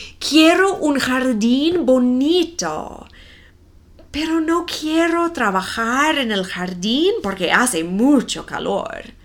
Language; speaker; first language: Spanish; non-native, fluent; English